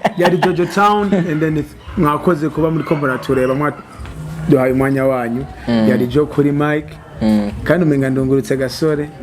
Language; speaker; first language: Rundi; early bilingual, heritage; Rundi